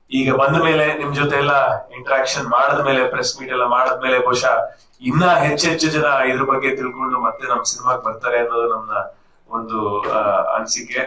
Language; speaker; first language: Kannada; native; Kannada